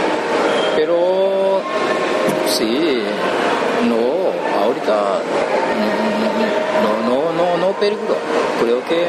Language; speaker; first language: Spanish; non-native, learner; Japanese